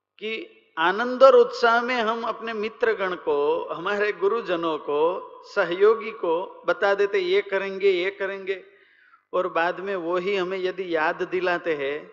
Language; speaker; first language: Hindi; non-native, local second language; Gujarati